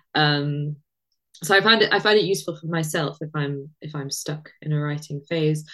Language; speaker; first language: English; native; English